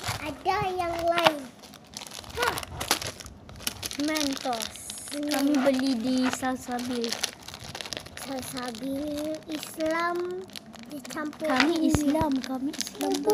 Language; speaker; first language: Indonesian; non-native, learner; Malay